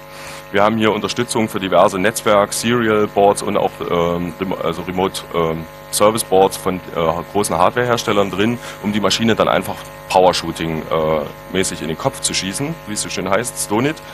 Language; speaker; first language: German; native; German